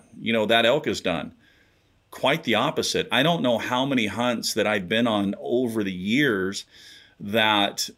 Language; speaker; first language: English; native; English